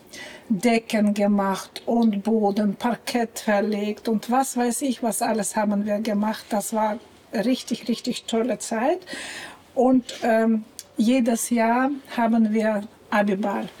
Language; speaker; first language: German; non-native, fluent; Russian